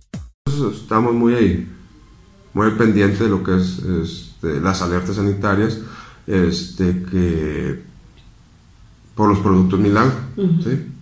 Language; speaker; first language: Spanish; native; Spanish